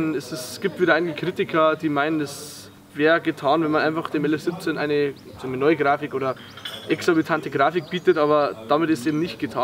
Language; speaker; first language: German; native; German